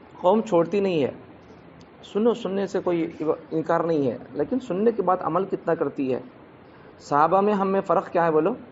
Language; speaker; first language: Urdu; native; Urdu